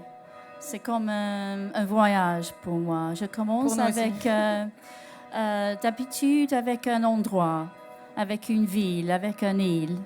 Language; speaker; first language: French; non-native, learner; English